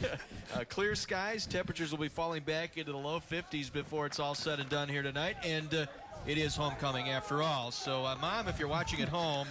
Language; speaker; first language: English; native; English